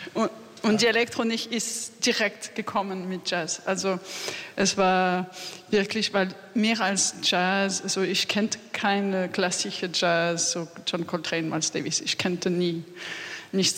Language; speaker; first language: German; non-native, learner; French